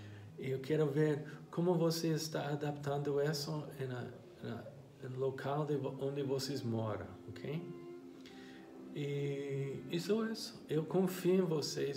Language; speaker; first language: Portuguese; non-native, fluent; English